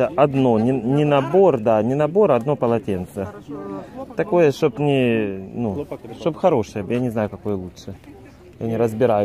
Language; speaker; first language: Russian; native; Russian